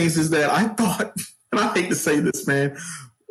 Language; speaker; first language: English; native; English